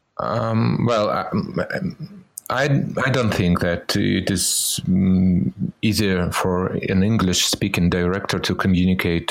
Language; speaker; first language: English; non-native, fluent; Russian